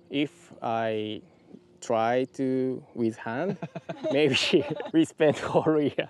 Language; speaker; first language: English; non-native, learner; Japanese